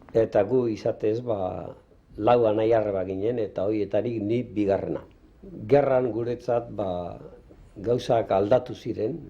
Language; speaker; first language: Basque; native; Basque